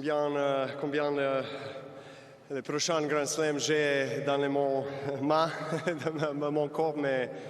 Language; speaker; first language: French; non-native, learner; Serbian